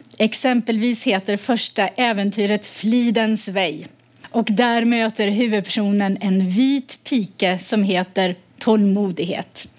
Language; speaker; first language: Swedish; native; Swedish